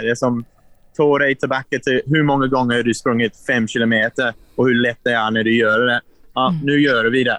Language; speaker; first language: Swedish; non-native, learner; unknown